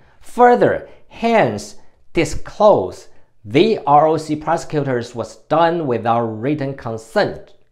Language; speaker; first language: English; non-native, fluent; Chinese